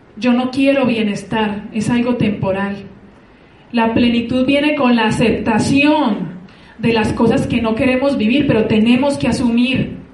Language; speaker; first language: Spanish; native; Spanish